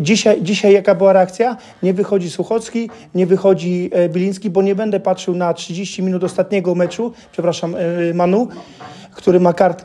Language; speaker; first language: Polish; non-native, fluent; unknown